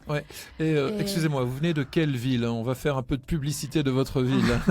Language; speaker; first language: French; native; French